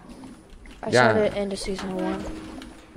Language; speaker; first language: English; native; English